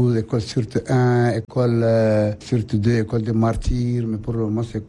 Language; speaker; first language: French; non-native, local second language; Arabic